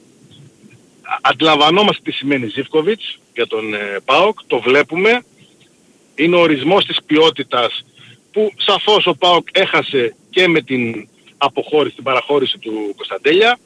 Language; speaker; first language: Greek; native; Greek